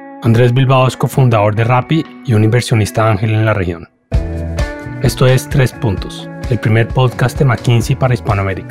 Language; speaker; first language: Spanish; native; Spanish